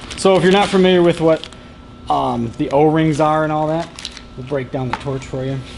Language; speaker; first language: English; native; English